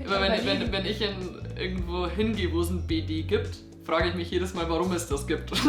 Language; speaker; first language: German; native; German